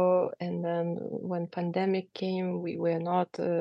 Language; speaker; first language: English; non-native, fluent; Lithuanian